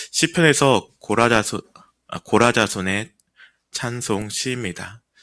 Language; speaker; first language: Korean; native; Korean